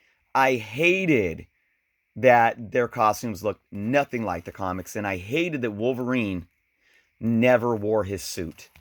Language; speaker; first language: English; native; English